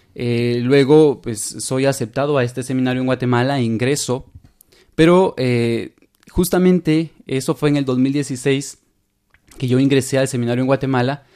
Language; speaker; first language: Spanish; native; Spanish